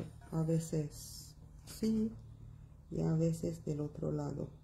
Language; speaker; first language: Spanish; non-native, fluent; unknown